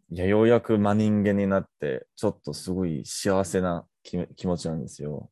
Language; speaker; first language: Japanese; non-native, fluent; English